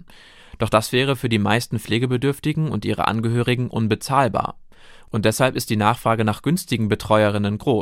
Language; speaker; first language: German; native; German